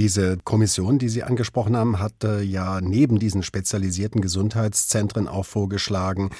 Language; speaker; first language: German; native; German